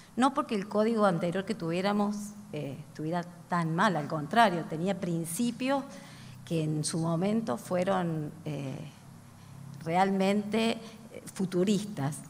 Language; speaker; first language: Spanish; native; Spanish